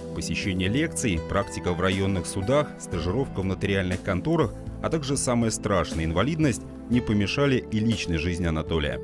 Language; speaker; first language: Russian; native; Russian